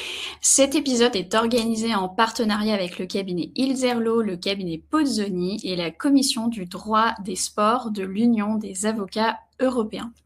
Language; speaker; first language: French; native; French